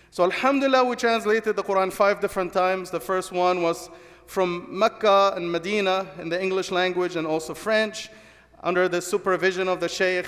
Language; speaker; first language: English; non-native, fluent; Arabic